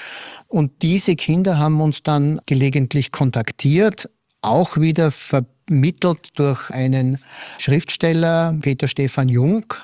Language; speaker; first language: German; native; German